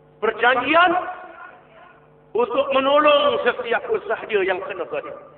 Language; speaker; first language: Malay; native; Malay